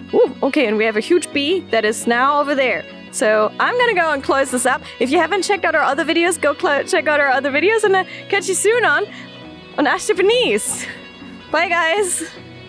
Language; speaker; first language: English; native; English